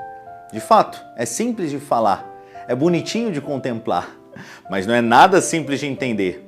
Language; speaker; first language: Portuguese; native; Portuguese